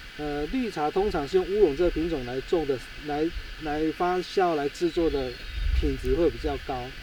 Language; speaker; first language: Chinese; native; Chinese